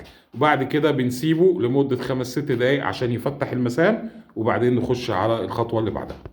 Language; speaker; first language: Arabic; native; Arabic